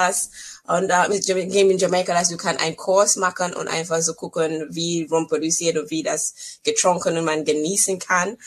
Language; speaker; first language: German; non-native, learner; English